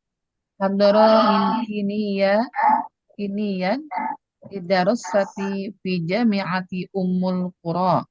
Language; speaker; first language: Arabic; non-native, learner; Indonesian